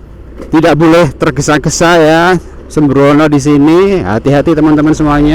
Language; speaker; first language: Indonesian; non-native, local second language; Javanese